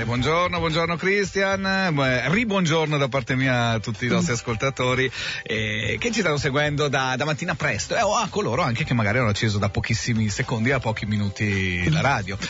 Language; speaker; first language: Italian; native; Italian